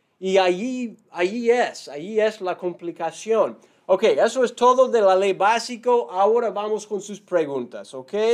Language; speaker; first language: Spanish; non-native, fluent; English